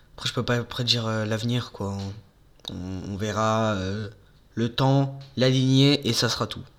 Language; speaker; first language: French; native; French